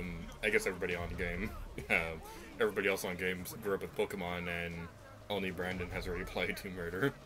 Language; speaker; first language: English; native; English